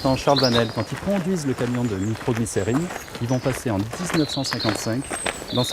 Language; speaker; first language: French; native; French